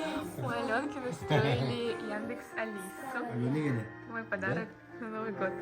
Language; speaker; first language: Russian; native; Russian